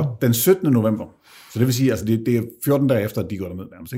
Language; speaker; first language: Danish; native; Danish